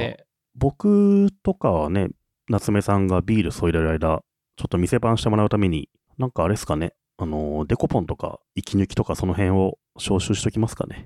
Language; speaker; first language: Japanese; native; Japanese